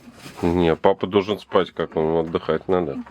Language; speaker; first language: Russian; native; Russian